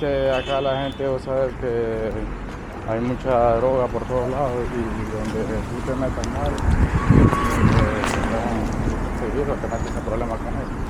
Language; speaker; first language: Spanish; native; Spanish